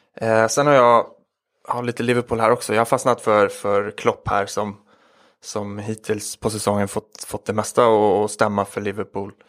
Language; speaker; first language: Swedish; native; Swedish